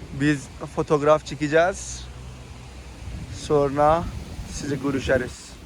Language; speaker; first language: Turkish; non-native, learner; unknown